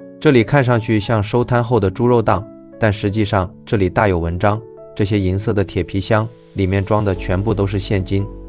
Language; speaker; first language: Chinese; native; Chinese